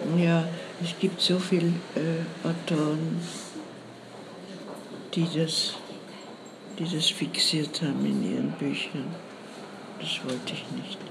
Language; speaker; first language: German; native; German